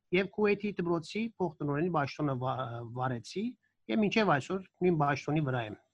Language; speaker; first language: Armenian; early bilingual, heritage; Armenian